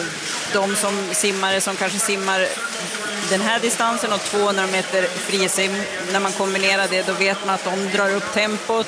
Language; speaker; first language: Swedish; native; Swedish